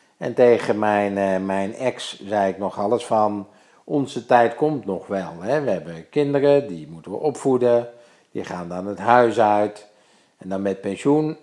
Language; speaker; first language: Dutch; native; Dutch